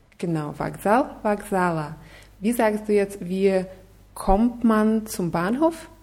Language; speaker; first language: German; non-native, fluent; Russian